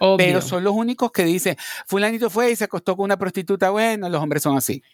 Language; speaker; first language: Spanish; native; Spanish